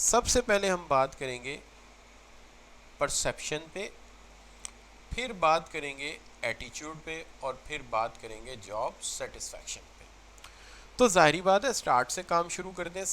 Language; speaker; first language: Urdu; native; Urdu